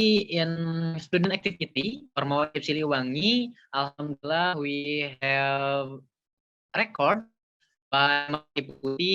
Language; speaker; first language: English; non-native, learner; Indonesian